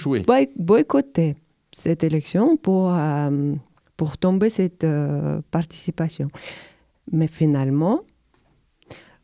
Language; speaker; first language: French; non-native, learner; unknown